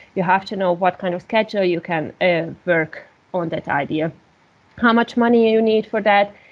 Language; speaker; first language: English; non-native, fluent; Hungarian